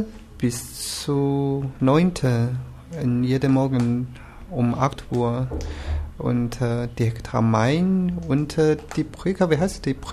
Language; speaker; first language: German; non-native, learner; Chinese